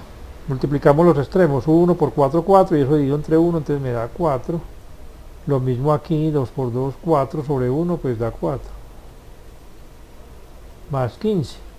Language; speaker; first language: Spanish; native; Spanish